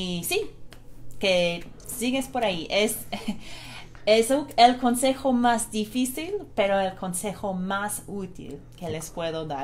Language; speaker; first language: Spanish; non-native, fluent; English